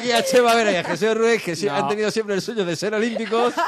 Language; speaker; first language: Spanish; native; Spanish